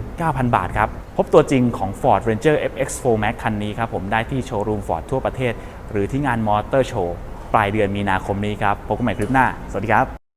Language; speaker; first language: Thai; native; Thai